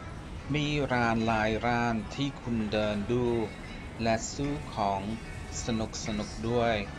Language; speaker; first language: Thai; non-native, learner; English